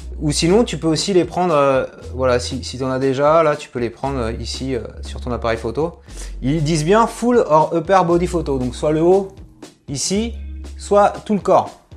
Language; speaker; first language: French; native; French